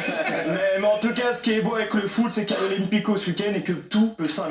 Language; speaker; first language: French; native; French